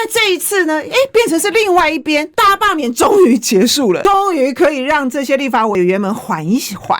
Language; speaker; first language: Chinese; native; Chinese